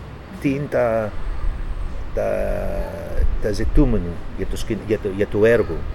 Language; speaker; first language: Greek; non-native, fluent; English